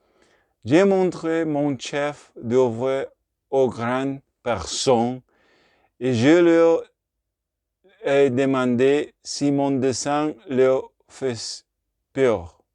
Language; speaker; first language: French; non-native, learner; Spanish